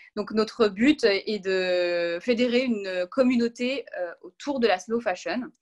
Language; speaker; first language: French; non-native, local second language; Arabic